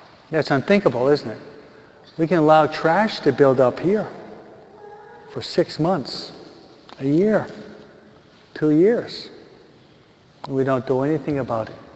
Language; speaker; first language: English; native; English